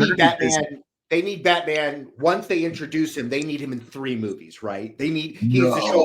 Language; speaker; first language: English; native; English